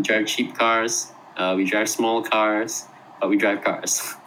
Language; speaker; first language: English; non-native, fluent; Malay